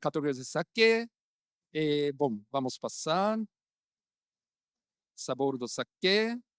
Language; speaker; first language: Portuguese; non-native, fluent; Japanese